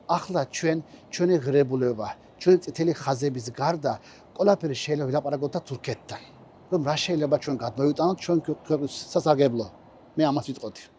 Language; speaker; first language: Georgian; early bilingual, heritage; Georgian